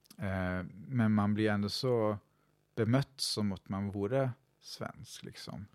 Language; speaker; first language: Swedish; native; Swedish